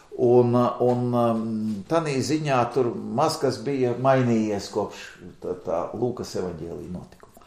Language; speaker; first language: Latvian; native; Latvian